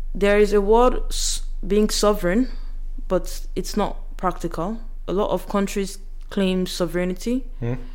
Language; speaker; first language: English; non-native, local second language; Yoruba